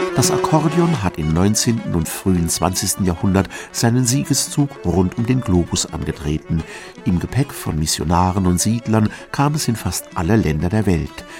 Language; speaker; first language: German; native; German